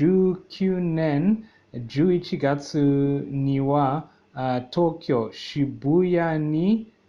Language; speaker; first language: Japanese; non-native, learner; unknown